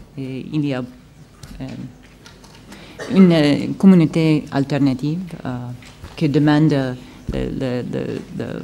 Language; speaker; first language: French; non-native, fluent; English